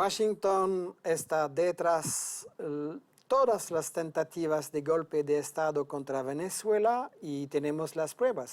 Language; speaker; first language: Spanish; non-native, fluent; French